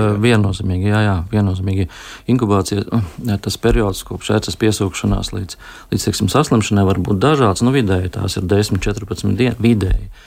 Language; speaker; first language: Latvian; native; Latvian